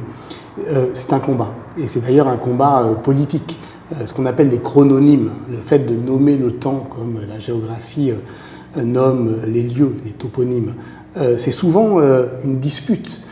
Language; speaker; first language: French; native; French